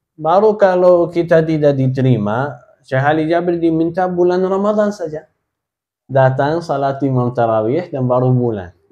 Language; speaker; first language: Indonesian; non-native, fluent; Arabic